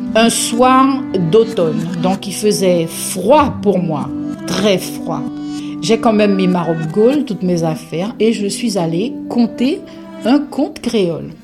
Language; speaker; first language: French; non-native, local second language; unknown